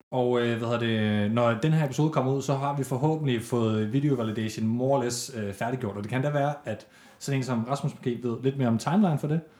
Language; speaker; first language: Danish; native; Danish